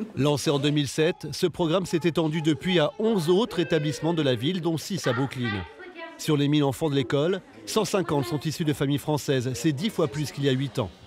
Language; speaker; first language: French; native; French